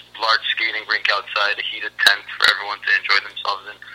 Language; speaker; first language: English; early bilingual, other home language; Armenian